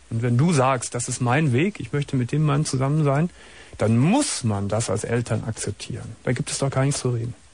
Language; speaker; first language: German; native; German